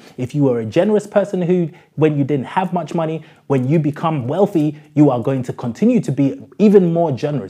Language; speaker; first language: English; native; English